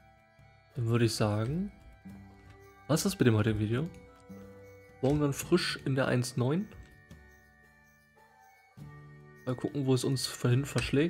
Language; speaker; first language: German; native; German